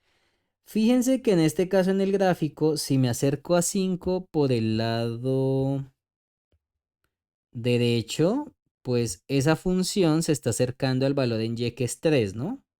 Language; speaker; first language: Spanish; native; Spanish